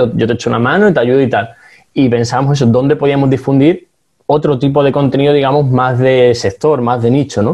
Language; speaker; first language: Spanish; native; Spanish